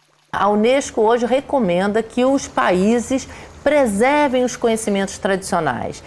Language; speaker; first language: Portuguese; native; Portuguese